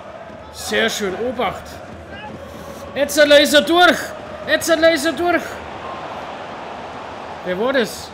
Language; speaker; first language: German; native; German